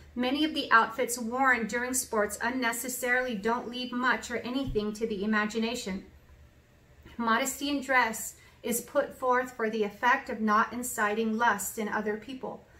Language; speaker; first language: English; native; English